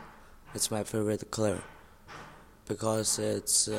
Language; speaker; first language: English; non-native, learner; Chinese